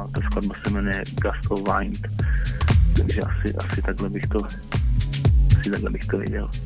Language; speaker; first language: Czech; native; Czech